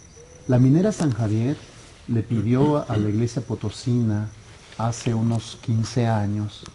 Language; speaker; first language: Spanish; native; Spanish